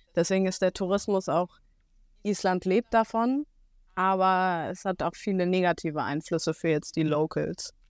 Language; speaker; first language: German; native; German